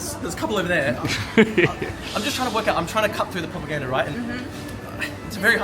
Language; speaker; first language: English; native; English